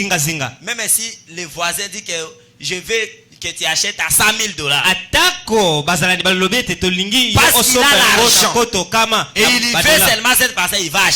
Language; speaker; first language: Haitian Creole; non-native, local second language; Lingala